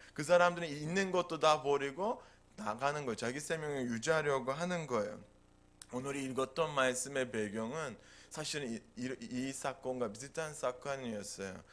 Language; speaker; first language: Korean; non-native, fluent; Turkish